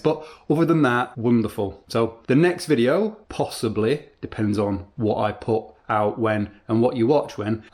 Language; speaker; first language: English; native; English